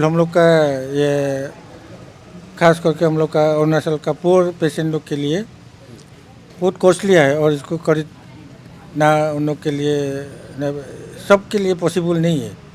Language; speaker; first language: Hindi; non-native, local second language; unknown